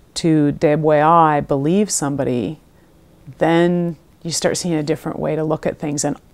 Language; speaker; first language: English; native; English